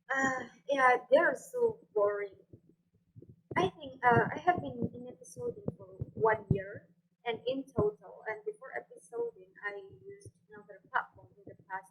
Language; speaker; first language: English; non-native, fluent; Indonesian